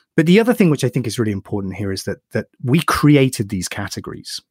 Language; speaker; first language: English; native; English